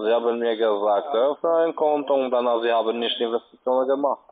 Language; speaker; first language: German; non-native, learner; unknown